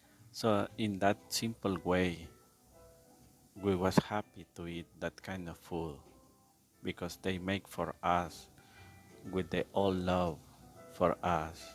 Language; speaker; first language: English; non-native, learner; Spanish